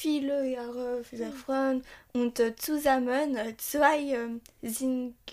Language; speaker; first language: German; non-native, learner; French